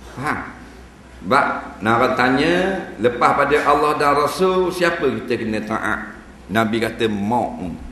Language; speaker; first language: Malay; native; Malay